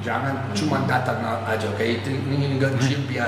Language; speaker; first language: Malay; non-native, fluent; English